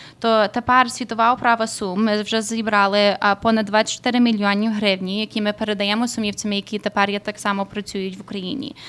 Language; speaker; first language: Ukrainian; early bilingual, heritage; Ukrainian